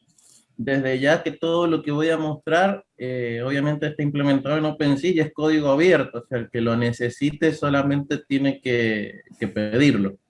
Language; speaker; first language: Spanish; native; Spanish